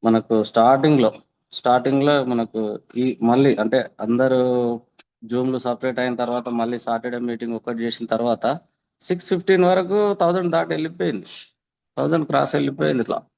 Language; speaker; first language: Telugu; native; Telugu